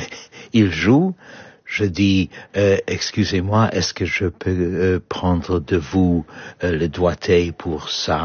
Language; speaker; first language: French; non-native, fluent; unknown